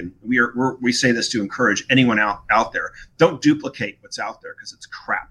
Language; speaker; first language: English; native; English